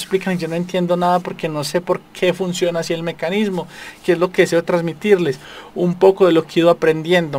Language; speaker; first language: Spanish; native; Spanish